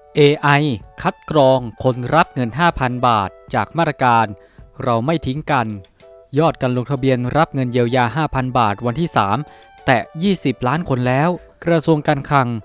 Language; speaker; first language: Thai; native; Thai